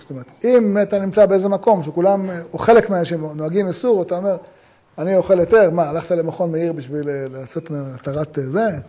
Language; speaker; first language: Hebrew; native; Hebrew